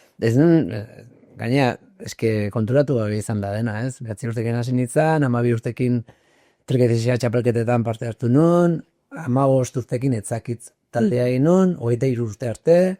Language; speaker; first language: Basque; native; Basque